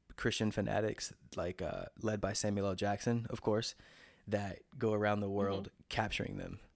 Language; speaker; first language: English; native; English